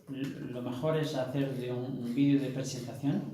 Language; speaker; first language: Spanish; non-native, fluent; Portuguese